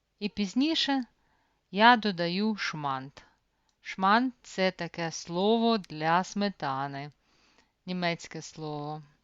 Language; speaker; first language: Ukrainian; native; Ukrainian